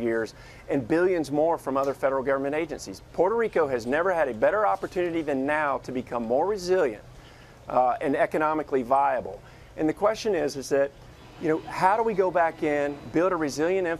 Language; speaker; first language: English; native; English